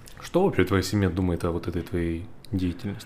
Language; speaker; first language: Russian; native; Russian